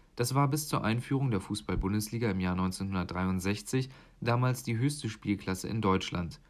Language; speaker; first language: German; native; German